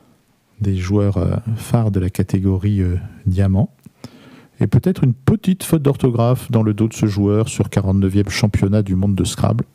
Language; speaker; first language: French; native; French